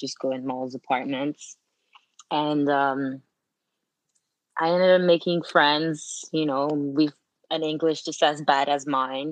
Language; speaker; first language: English; non-native, fluent; French